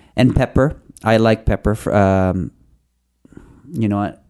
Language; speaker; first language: English; non-native, local second language; Filipino